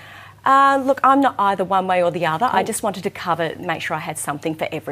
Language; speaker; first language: English; native; English